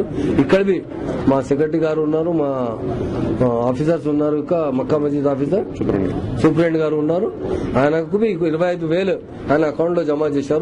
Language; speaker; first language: Telugu; non-native, local second language; Urdu